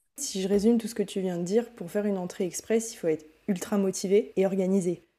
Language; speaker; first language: French; native; French